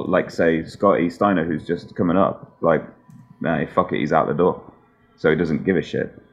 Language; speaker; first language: English; native; English